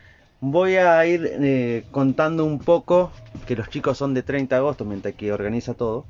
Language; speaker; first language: Spanish; native; Spanish